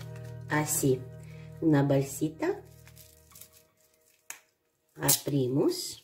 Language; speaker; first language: Spanish; non-native, learner; Ukrainian